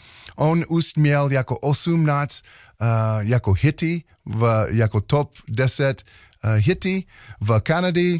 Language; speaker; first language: Czech; non-native, learner; English